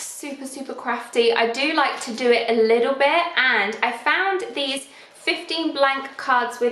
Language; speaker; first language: English; native; English